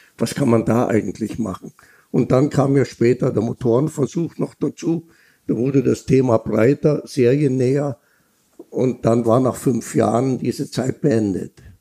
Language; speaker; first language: German; native; German